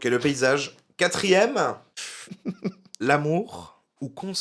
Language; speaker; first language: French; native; French